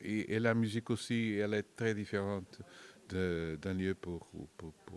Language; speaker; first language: French; non-native, fluent; Portuguese